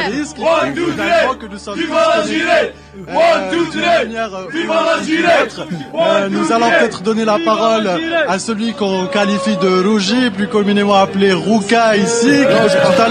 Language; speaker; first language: French; non-native, local second language; Arabic